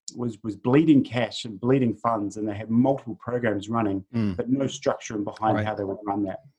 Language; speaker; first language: English; native; English